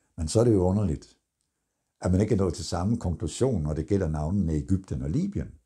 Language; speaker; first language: Danish; native; Danish